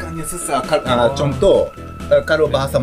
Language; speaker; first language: Indonesian; non-native, fluent; Japanese